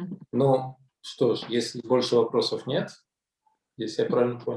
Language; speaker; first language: Russian; native; Russian